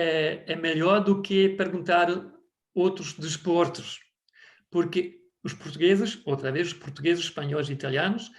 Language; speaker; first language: Portuguese; non-native, fluent; German